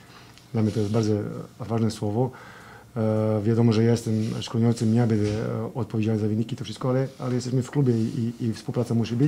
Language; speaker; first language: Polish; non-native, fluent; Serbian